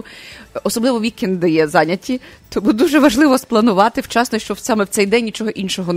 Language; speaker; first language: Ukrainian; native; Ukrainian